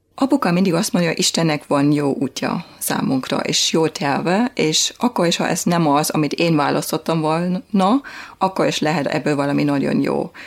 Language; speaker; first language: Hungarian; non-native, fluent; German